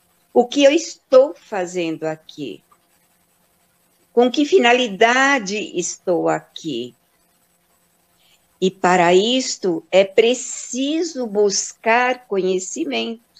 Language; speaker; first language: Portuguese; native; Portuguese